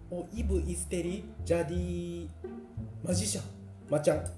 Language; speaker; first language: Malay; non-native, learner; Japanese